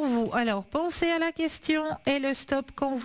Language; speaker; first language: French; native; French